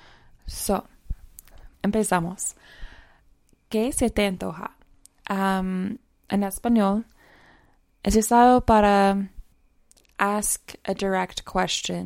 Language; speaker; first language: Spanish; non-native, fluent; English